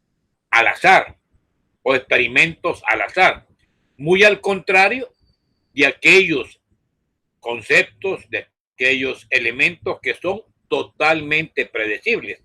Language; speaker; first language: Spanish; native; Spanish